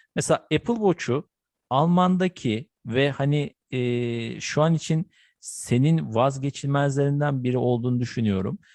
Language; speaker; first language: Turkish; native; Turkish